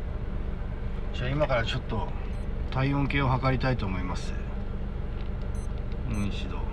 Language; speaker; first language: Japanese; native; Japanese